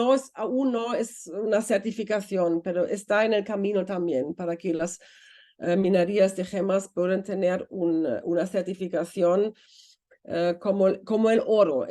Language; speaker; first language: Spanish; non-native, fluent; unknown